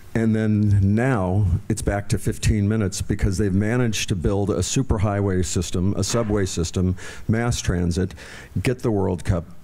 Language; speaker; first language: English; native; English